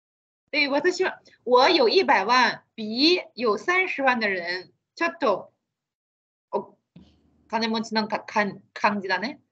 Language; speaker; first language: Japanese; non-native, fluent; Chinese